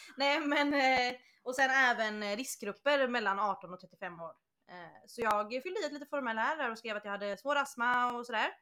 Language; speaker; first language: Swedish; native; Swedish